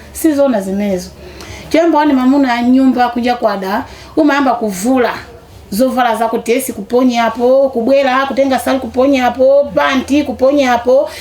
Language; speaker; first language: Nyanja; native; Nyanja